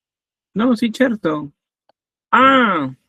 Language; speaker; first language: Italian; non-native, learner; Spanish